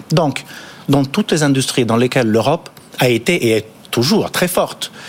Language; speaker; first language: French; non-native, fluent; Italian